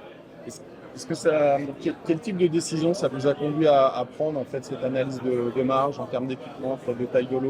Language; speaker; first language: French; native; French